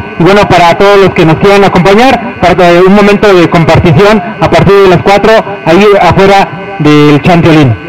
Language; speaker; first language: Spanish; native; Spanish